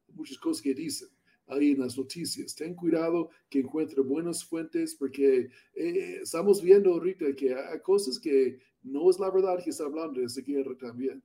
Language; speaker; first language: Spanish; non-native, learner; English